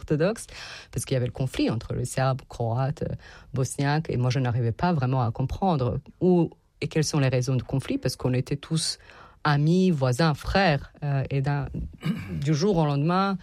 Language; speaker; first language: French; non-native, fluent; Serbian